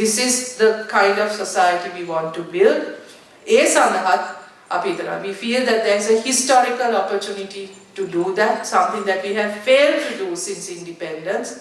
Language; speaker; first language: English; non-native, local second language; Sinhala